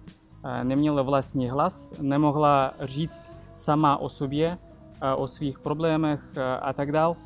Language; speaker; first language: Czech; non-native, fluent; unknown